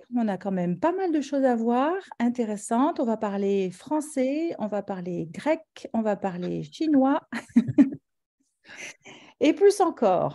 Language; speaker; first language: French; native; French